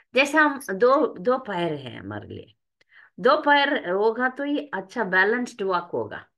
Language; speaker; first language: Hindi; non-native, local second language; Tamil